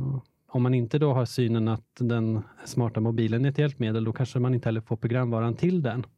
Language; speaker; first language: Swedish; native; Swedish